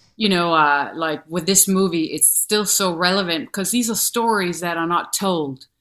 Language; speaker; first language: English; non-native, fluent; Danish